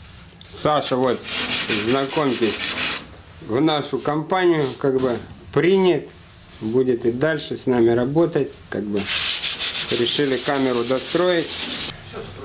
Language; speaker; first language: Russian; native; Russian